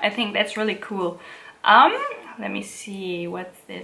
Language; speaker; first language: English; non-native, fluent; German